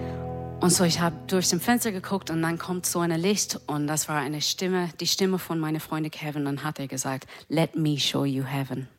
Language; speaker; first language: German; non-native, fluent; English